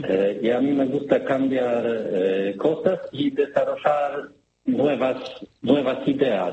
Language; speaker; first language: Spanish; non-native, learner; Polish